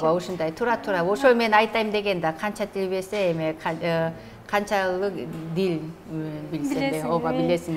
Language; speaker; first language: Kyrgyz; non-native, learner; Korean